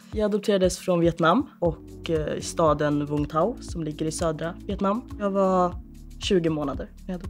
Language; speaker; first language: Swedish; native; Swedish